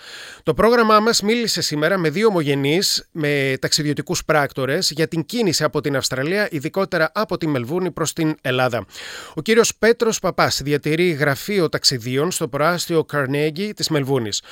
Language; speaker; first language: Greek; native; Greek